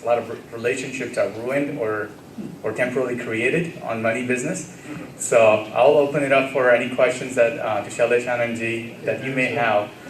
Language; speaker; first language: English; early bilingual, other home language; Gujarati